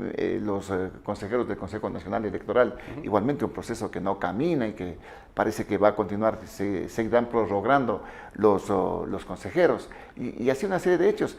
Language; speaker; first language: Spanish; native; Spanish